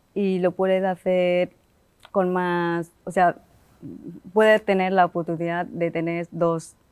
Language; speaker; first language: Spanish; non-native, fluent; Vietnamese